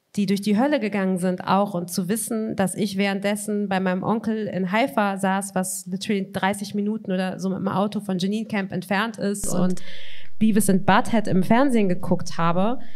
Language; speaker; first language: German; native; German